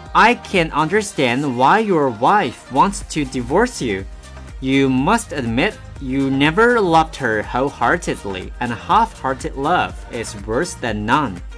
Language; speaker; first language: English; non-native, fluent; Chinese